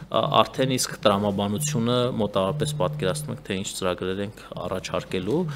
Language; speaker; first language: Armenian; native; Armenian